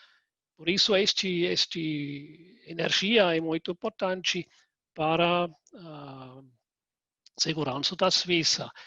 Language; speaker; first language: Portuguese; non-native, fluent; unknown